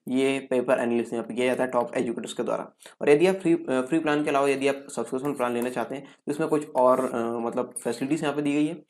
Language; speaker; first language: Hindi; native; Hindi